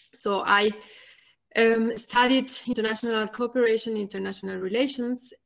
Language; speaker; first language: English; non-native, fluent; Spanish